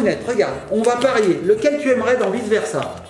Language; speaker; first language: French; native; French